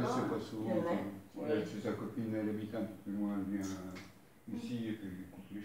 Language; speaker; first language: French; native; French